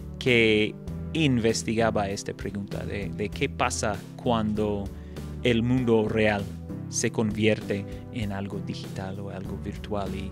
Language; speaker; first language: Spanish; non-native, fluent; English